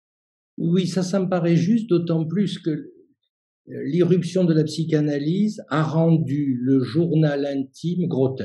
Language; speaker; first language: French; native; French